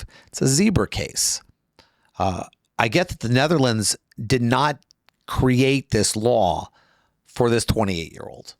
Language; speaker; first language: English; native; English